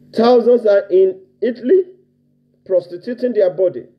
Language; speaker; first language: English; non-native, local second language; Yoruba